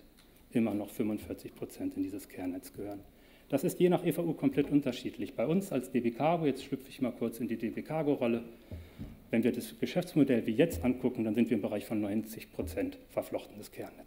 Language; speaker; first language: German; native; German